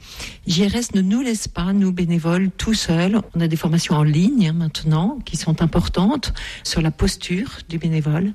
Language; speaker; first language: French; native; French